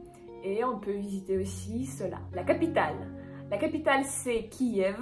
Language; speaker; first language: French; non-native, fluent; Ukrainian